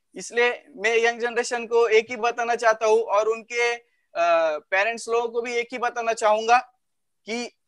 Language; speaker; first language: Hindi; non-native, local second language; Marathi